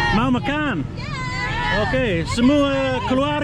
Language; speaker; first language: Indonesian; non-native, learner; English